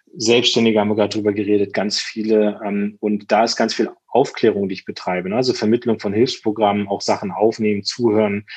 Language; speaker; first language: German; native; German